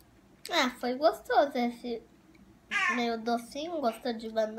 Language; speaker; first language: Portuguese; early bilingual, heritage; Portuguese